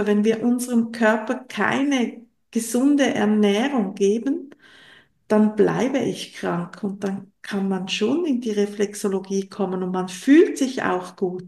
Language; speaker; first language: German; non-native, local second language; French